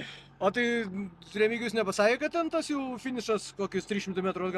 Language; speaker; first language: Lithuanian; native; Lithuanian